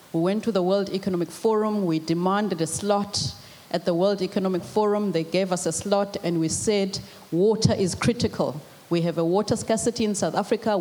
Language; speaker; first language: English; non-native, local second language; Zulu